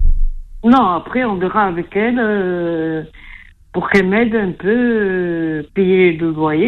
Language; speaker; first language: French; non-native, learner; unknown